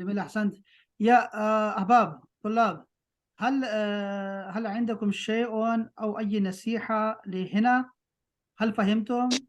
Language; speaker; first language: Arabic; non-native, fluent; Urdu